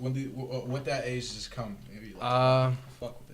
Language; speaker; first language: English; native; English